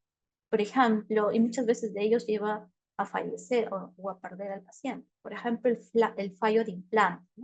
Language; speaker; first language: Spanish; native; Spanish